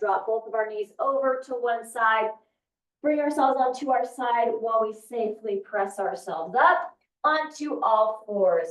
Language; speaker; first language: English; native; English